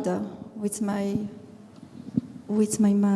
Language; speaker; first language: English; non-native, learner; French